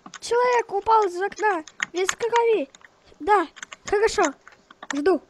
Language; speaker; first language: Russian; native; Russian